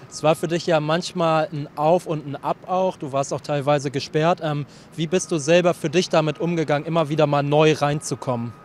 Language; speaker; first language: German; native; German